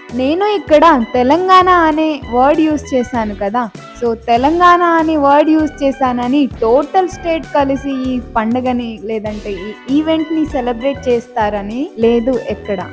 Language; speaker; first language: Telugu; non-native, local second language; Lambadi